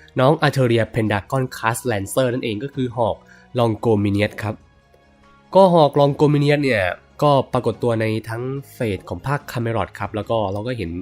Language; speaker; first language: Thai; native; Thai